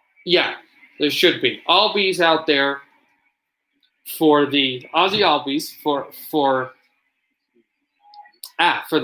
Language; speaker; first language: English; native; English